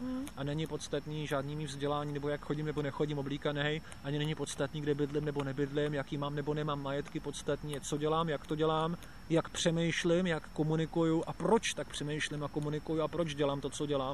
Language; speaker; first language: Czech; native; Czech